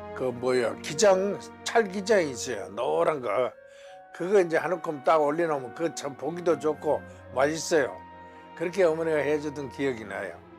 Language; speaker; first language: Korean; native; Korean